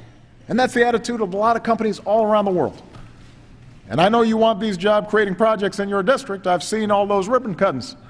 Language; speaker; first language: English; native; English